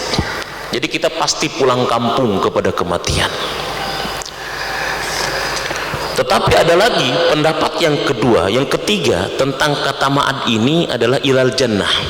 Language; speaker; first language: Indonesian; native; Indonesian